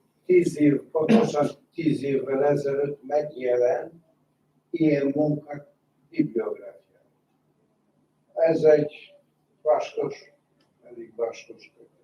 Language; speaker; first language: Hungarian; non-native, fluent; Polish